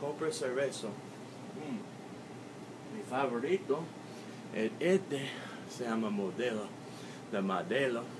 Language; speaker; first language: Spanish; non-native, learner; English